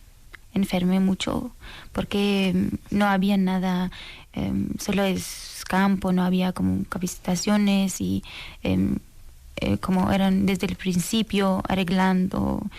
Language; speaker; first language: Spanish; non-native, learner; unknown